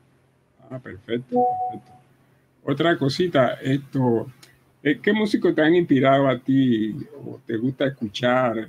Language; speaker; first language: Spanish; native; Spanish